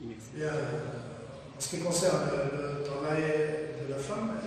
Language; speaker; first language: French; non-native, local second language; Arabic